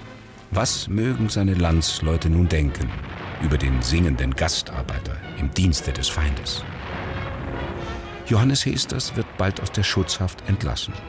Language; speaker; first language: German; native; German